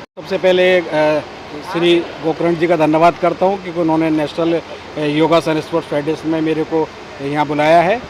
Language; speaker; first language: Hindi; native; Hindi